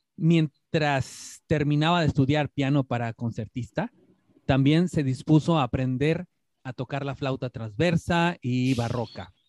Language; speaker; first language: Spanish; native; Spanish